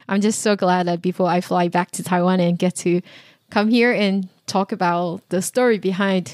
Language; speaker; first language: English; non-native, fluent; Chinese